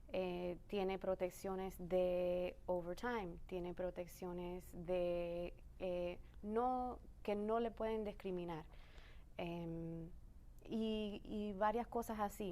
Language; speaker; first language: Spanish; early bilingual, other home language; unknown